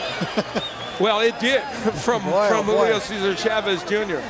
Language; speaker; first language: English; native; English